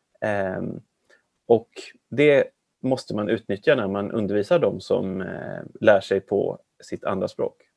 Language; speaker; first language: Swedish; native; Swedish